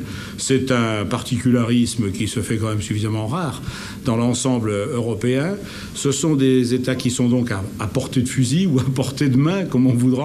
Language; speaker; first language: French; native; French